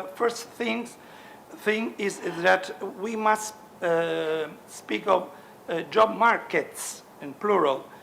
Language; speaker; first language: English; non-native, learner; Italian